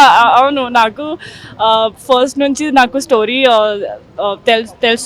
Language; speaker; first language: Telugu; non-native, learner; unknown